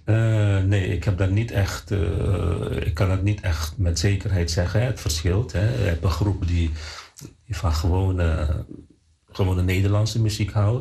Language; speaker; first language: Dutch; non-native, fluent; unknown